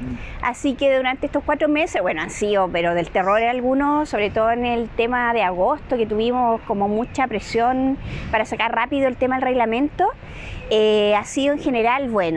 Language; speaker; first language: Spanish; native; Spanish